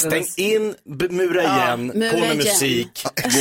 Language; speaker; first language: Swedish; native; Swedish